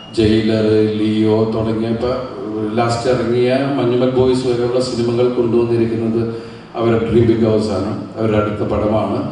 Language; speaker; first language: Malayalam; native; Malayalam